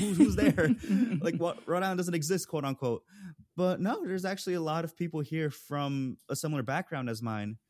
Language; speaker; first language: English; early bilingual, other home language; Spanish